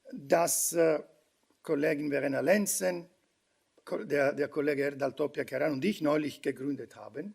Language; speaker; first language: German; non-native, fluent; Italian